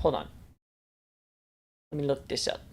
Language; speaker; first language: English; native; English